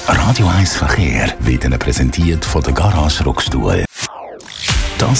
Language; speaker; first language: German; native; German